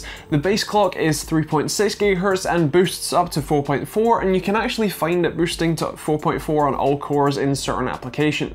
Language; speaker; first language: English; native; English